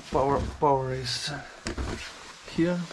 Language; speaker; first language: English; non-native, learner; Russian